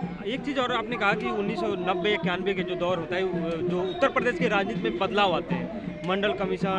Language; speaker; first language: Hindi; native; Hindi